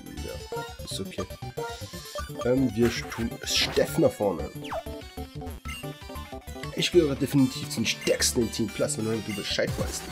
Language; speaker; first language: German; native; German